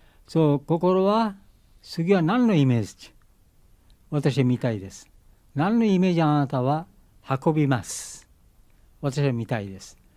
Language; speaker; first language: Japanese; non-native, learner; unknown